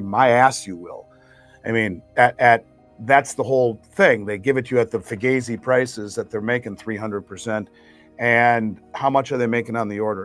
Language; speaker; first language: English; native; English